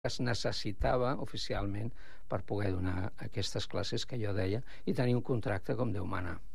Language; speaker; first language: Catalan; non-native, local second language; Spanish